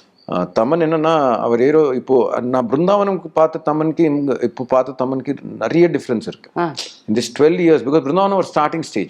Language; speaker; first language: Tamil; non-native, learner; Telugu